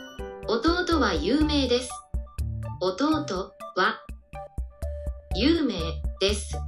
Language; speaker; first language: Japanese; non-native, learner; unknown